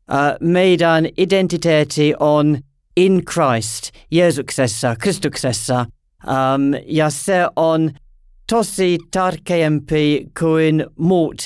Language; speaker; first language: Finnish; non-native, learner; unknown